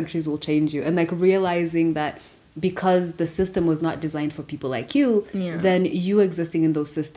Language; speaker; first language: English; non-native, local second language; Kinyarwanda